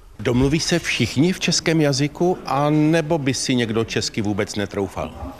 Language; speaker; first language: Czech; native; Czech